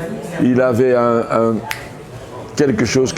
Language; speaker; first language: French; non-native, local second language; Dutch